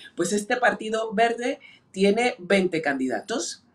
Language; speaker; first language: Spanish; native; Spanish